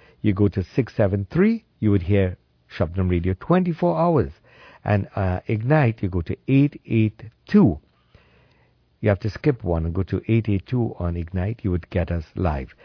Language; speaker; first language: English; native; English